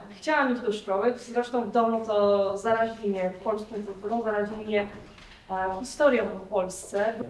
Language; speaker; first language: Polish; early bilingual, heritage; Polish